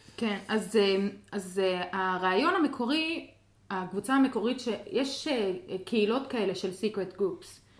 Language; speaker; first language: Hebrew; non-native, local second language; Arabic